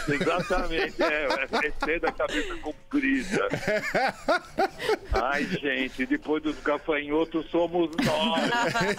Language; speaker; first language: Portuguese; native; Portuguese